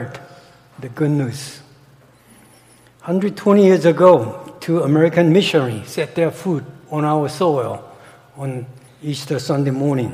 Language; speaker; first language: English; non-native, fluent; Korean